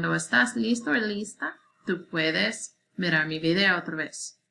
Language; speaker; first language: Spanish; non-native, learner; English